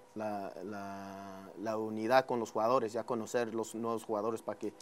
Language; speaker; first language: Spanish; early bilingual, heritage; Spanish